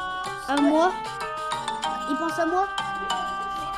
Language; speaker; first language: French; non-native, local second language; Arabic